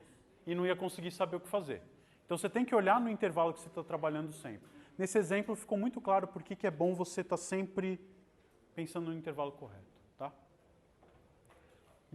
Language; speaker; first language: Portuguese; native; Portuguese